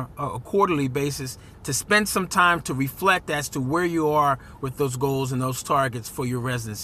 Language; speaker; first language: English; native; English